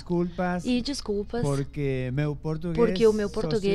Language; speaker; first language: Portuguese; non-native, learner; Spanish